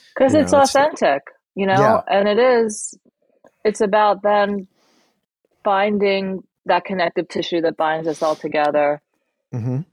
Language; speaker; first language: English; early bilingual, other home language; Chinese